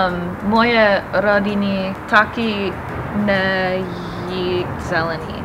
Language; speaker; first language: Czech; non-native, learner; English